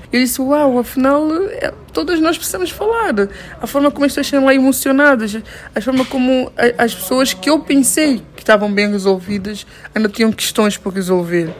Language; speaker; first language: Portuguese; native; Portuguese